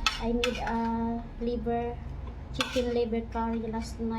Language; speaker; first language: English; non-native, learner; Cebuano